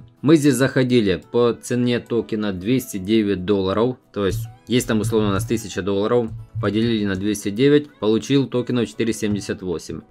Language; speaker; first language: Russian; native; Russian